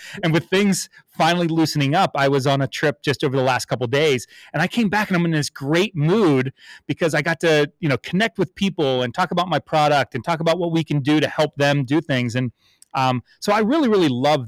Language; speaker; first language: English; native; English